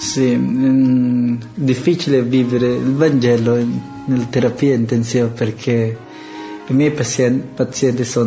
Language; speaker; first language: Italian; non-native, learner; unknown